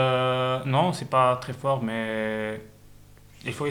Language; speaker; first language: French; non-native, local second language; Arabic